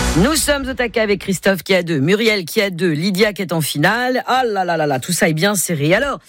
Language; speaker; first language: French; native; French